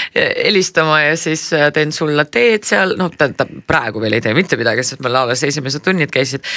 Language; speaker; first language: Estonian; non-native, local second language; Russian